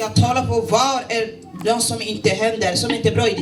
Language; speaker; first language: Swedish; non-native, learner; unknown